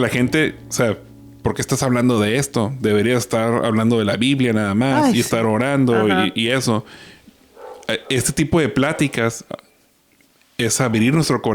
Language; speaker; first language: Spanish; native; Spanish